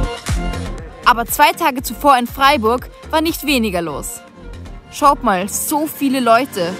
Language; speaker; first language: German; native; German